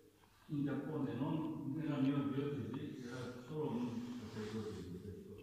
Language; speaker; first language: Italian; non-native, learner; Japanese